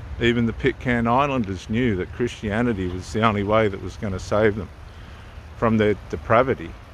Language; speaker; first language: English; native; English